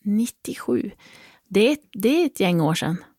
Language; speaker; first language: Swedish; native; Swedish